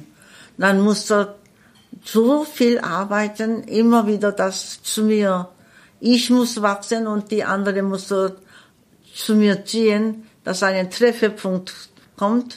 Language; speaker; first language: German; non-native, learner; Korean